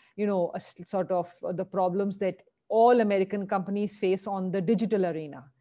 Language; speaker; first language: English; non-native, local second language; Hindi